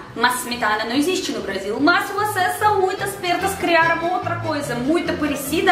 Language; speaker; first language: Portuguese; non-native, fluent; Russian